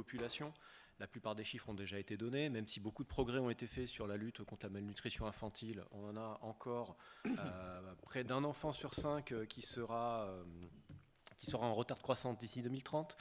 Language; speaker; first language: French; native; French